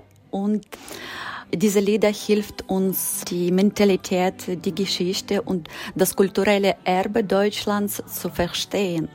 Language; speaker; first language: German; non-native, learner; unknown